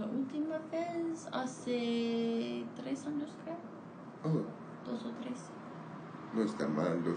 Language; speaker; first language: Spanish; non-native, fluent; English